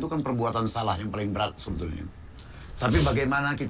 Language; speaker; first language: Indonesian; native; Indonesian